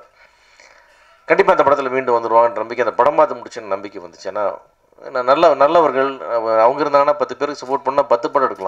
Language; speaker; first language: Tamil; native; Tamil